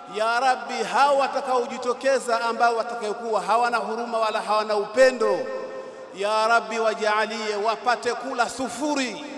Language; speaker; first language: Swahili; native; Swahili